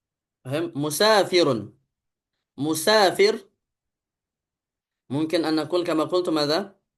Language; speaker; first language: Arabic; non-native, fluent; Indonesian